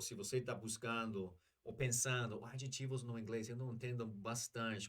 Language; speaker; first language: Portuguese; non-native, learner; English